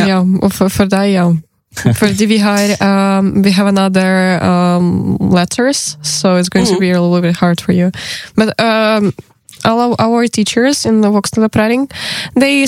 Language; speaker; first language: Norwegian; non-native, learner; Ukrainian